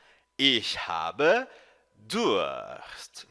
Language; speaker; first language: German; non-native, fluent; Portuguese